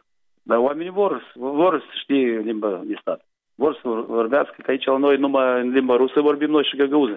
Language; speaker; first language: Romanian; non-native, local second language; Gagauz